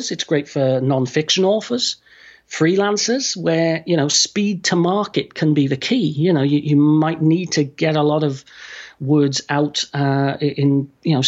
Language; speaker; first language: English; native; English